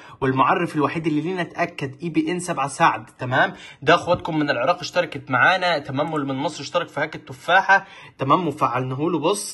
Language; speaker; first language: Arabic; native; Arabic